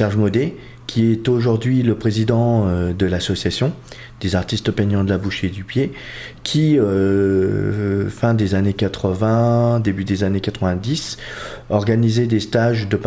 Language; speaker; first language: French; early bilingual, other home language; Portuguese